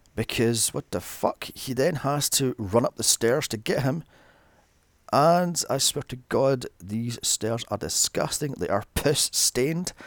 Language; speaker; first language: English; native; English